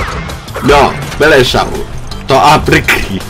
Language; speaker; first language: Polish; non-native, learner; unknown